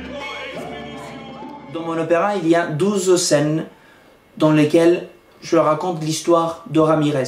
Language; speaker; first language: French; non-native, fluent; Spanish